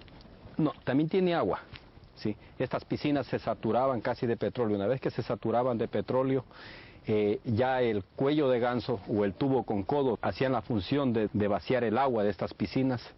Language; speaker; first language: Spanish; native; Spanish